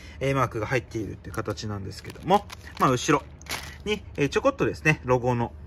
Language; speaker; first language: Japanese; native; Japanese